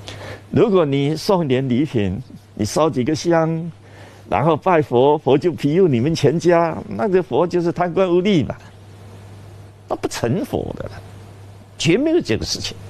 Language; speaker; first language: Chinese; native; Chinese